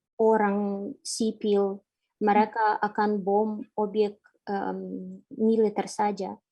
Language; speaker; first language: Indonesian; non-native, fluent; Ukrainian